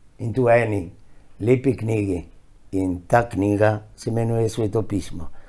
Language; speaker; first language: Slovenian; early bilingual, heritage; Slovenian